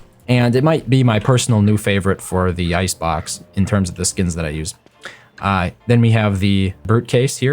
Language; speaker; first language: English; native; English